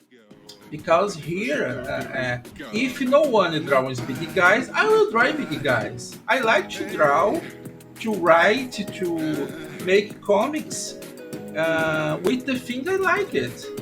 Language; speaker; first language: English; non-native, learner; Portuguese